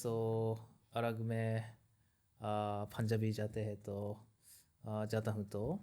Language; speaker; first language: Hindi; non-native, learner; Japanese